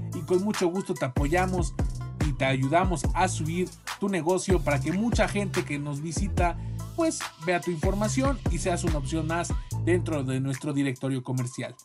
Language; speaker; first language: Spanish; native; Spanish